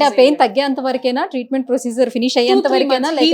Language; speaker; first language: Telugu; native; Telugu